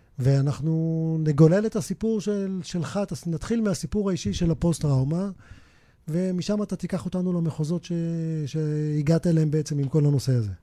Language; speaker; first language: Hebrew; native; Hebrew